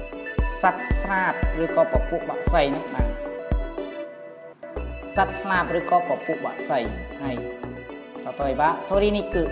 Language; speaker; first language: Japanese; non-native, fluent; Khmer